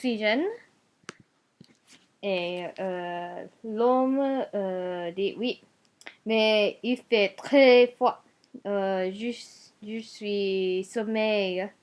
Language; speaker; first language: French; non-native, learner; Japanese